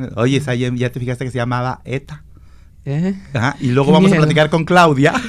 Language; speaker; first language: Spanish; native; Spanish